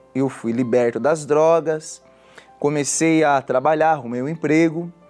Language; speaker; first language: Portuguese; native; Portuguese